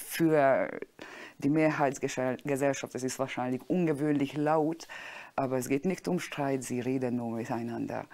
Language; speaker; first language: German; non-native, fluent; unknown